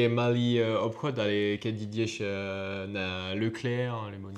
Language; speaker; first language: Slovak; non-native, learner; French